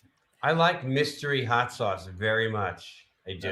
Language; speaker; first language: English; native; English